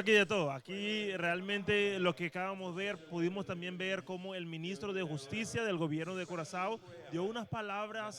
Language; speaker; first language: Spanish; native; Spanish